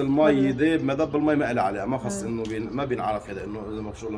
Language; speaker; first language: Arabic; native; Arabic